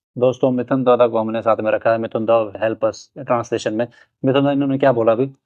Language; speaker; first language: Hindi; native; Hindi